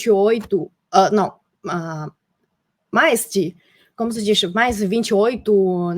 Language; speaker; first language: Portuguese; non-native, fluent; Chinese